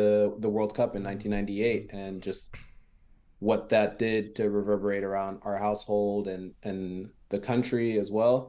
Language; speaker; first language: English; early bilingual, other home language; French